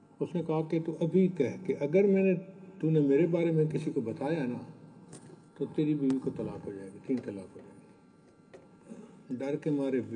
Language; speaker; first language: Urdu; non-native, local second language; Punjabi